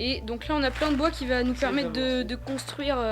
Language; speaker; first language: French; native; French